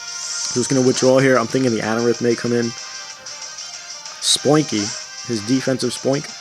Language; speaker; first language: English; native; English